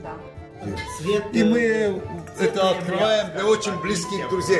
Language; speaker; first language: Russian; non-native, local second language; Gagauz